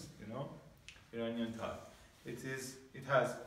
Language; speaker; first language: English; non-native, learner; Persian